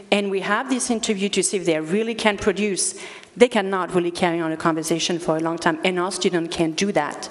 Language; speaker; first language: English; early bilingual, other home language; Spanish